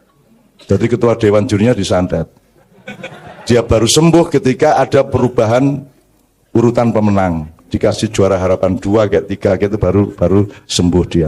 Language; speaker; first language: Indonesian; native; Indonesian